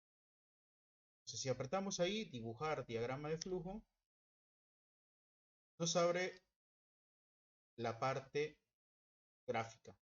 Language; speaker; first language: Spanish; native; Spanish